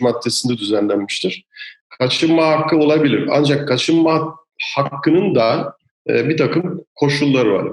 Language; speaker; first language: Turkish; native; Turkish